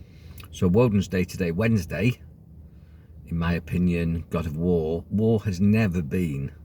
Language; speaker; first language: English; native; English